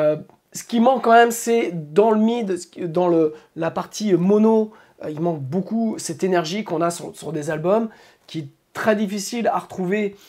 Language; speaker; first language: French; native; French